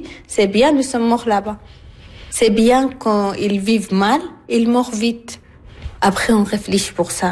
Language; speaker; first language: French; non-native, learner; Arabic